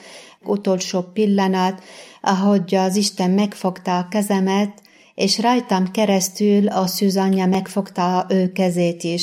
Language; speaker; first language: Hungarian; non-native, fluent; Arabic